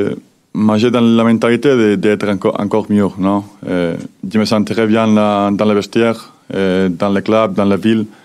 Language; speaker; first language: French; non-native, fluent; Spanish